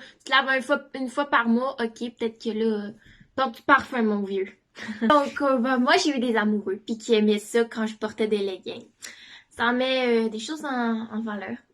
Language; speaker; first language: French; native; French